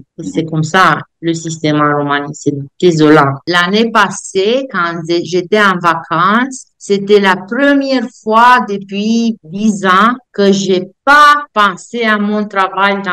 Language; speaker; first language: French; non-native, fluent; Romanian